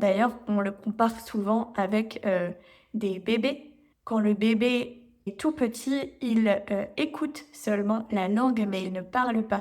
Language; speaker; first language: French; native; French